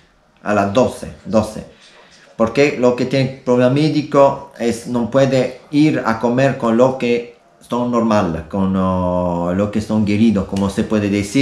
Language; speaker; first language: Spanish; non-native, learner; Italian